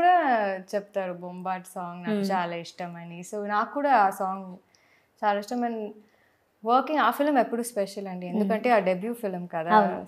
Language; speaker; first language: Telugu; non-native, local second language; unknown